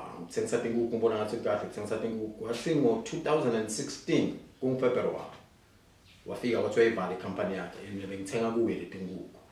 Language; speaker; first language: Zulu; non-native, local second language; Swati